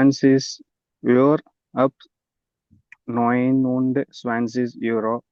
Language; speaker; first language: German; non-native, learner; Tamil